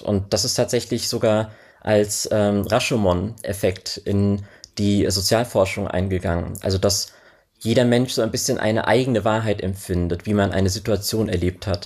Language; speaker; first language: German; native; German